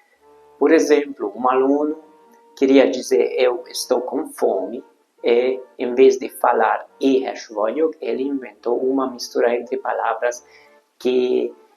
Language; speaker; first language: Portuguese; non-native, fluent; Hungarian